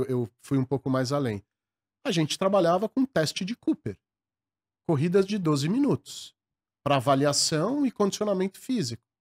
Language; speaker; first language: Portuguese; native; Portuguese